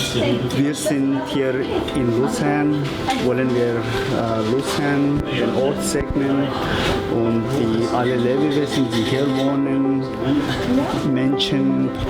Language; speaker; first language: German; non-native, fluent; Tibetan